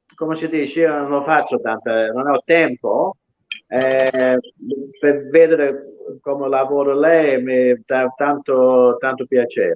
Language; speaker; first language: Italian; early bilingual, other home language; English